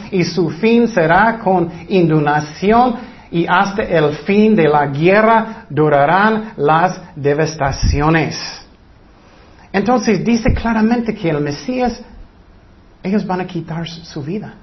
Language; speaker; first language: Spanish; non-native, fluent; English